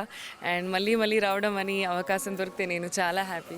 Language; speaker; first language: Telugu; non-native, learner; Hindi